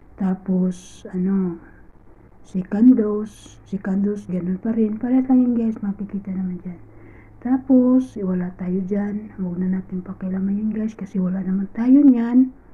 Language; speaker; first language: Filipino; non-native, local second language; Cebuano